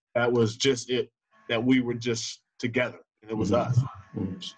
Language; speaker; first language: English; native; English